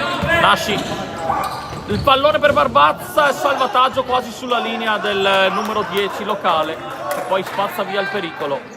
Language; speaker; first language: Italian; native; Italian